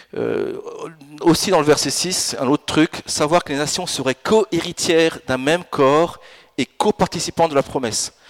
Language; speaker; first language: French; early bilingual, other home language; Italian